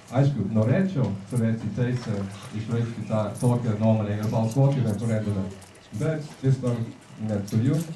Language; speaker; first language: Lithuanian; non-native, fluent; French